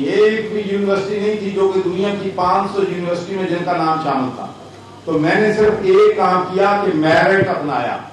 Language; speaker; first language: Urdu; non-native, local second language; Punjabi